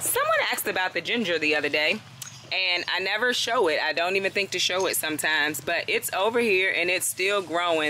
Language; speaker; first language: English; native; English